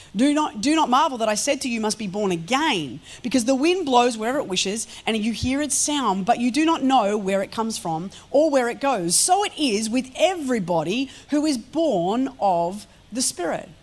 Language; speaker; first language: English; native; English